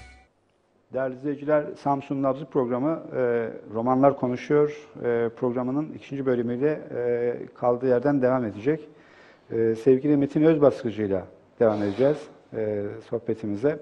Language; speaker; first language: Turkish; native; Turkish